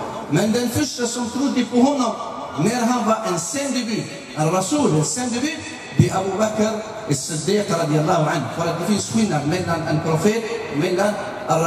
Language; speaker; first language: Swedish; non-native, fluent; Arabic